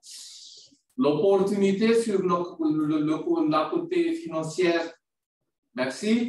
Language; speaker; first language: French; non-native, local second language; Malagasy